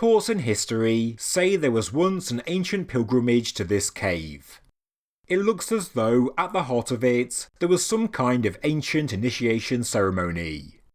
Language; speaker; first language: English; native; English